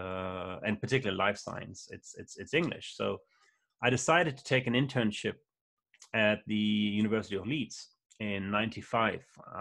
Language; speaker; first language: English; non-native, fluent; German